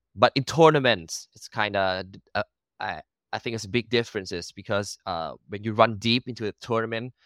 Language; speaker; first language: English; non-native, learner; Thai